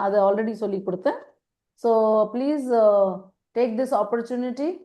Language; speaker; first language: Tamil; non-native, fluent; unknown